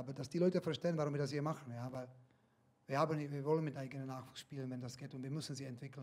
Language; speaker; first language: German; non-native, fluent; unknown